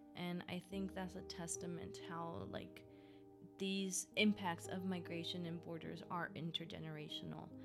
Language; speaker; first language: English; early bilingual, other home language; Spanish